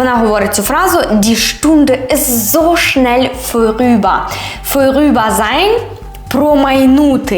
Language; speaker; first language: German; non-native, fluent; Ukrainian